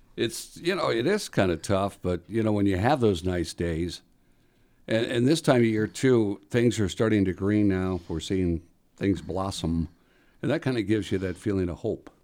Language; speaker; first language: English; native; English